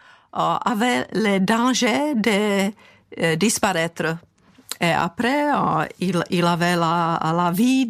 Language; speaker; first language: French; non-native, fluent; Czech